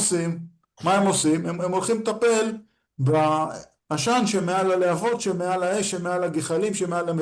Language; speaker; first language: Hebrew; native; Hebrew